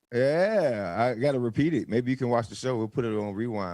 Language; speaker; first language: English; native; English